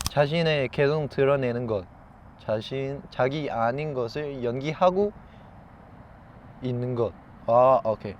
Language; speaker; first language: Korean; non-native, fluent; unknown